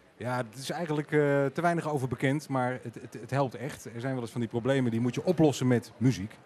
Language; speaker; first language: Dutch; native; Dutch